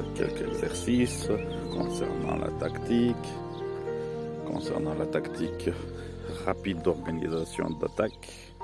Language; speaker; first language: French; non-native, fluent; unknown